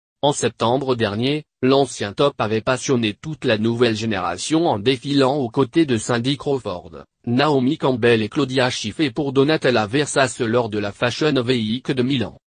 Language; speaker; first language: French; native; French